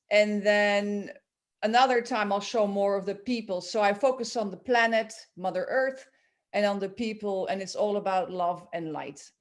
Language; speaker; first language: English; non-native, fluent; Dutch